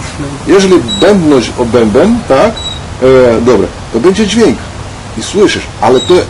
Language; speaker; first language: Polish; non-native, learner; Ukrainian